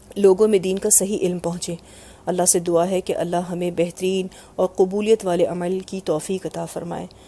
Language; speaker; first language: Urdu; native; Urdu